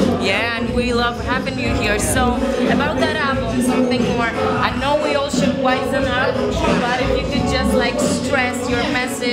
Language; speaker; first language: English; non-native, fluent; Polish